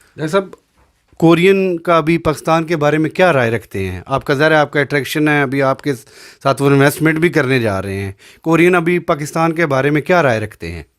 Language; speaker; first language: Urdu; non-native, local second language; Punjabi